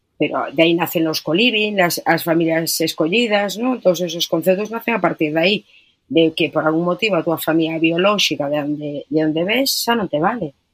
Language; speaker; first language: Galician; non-native, local second language; Spanish